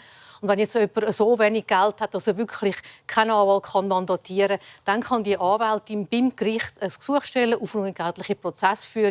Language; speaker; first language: German; native; German